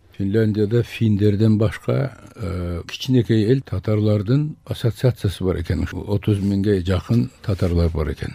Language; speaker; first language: Kyrgyz; non-native, local second language; Tajik